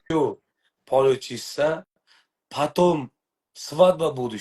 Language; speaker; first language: Russian; non-native, learner; Uzbek